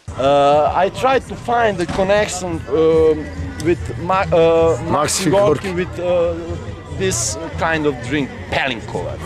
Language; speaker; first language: English; non-native, learner; Serbian